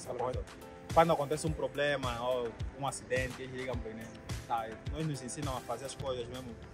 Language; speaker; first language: Portuguese; native; Portuguese